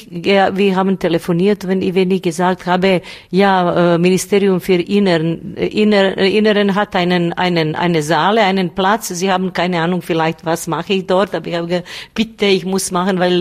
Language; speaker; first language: German; non-native, learner; Bosnian